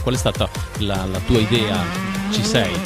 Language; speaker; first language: Italian; native; Italian